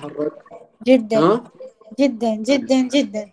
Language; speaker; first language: Arabic; native; Arabic